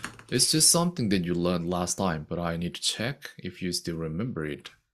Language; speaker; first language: English; non-native, fluent; Korean